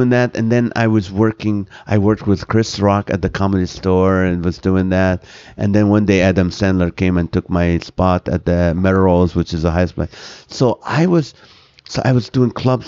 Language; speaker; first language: English; non-native, fluent; Arabic